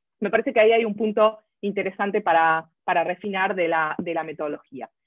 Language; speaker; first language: Spanish; native; Spanish